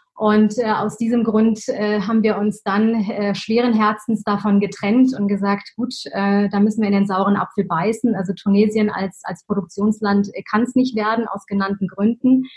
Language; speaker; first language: German; early bilingual, other home language; Arabic